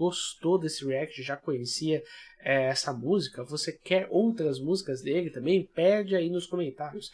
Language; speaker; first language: Portuguese; native; Portuguese